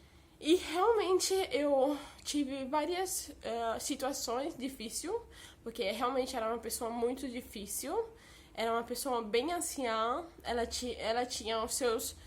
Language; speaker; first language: Portuguese; early bilingual, heritage; Portuguese